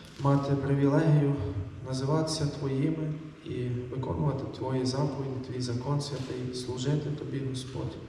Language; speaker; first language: Ukrainian; native; Ukrainian